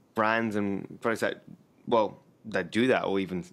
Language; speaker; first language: English; native; English